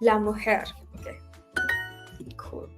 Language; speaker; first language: Spanish; non-native, learner; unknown